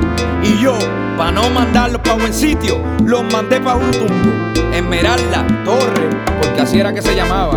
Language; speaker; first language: Spanish; native; Spanish